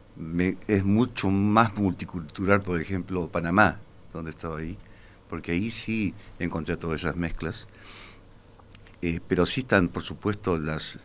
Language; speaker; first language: Spanish; native; Spanish